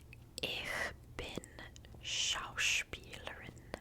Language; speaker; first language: German; non-native, learner; English